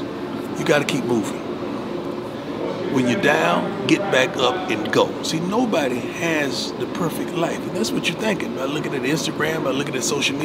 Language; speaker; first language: English; native; English